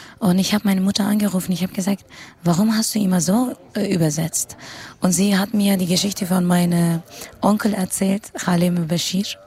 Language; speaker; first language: German; non-native, fluent; Kurdish